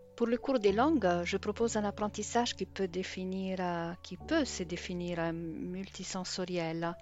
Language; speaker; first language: French; non-native, fluent; Italian